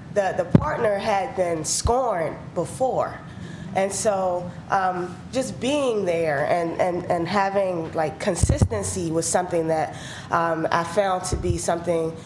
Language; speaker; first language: English; native; English